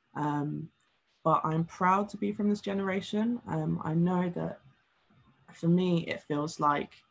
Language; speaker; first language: English; native; English